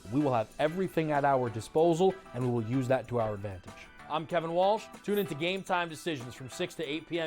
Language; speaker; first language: English; native; English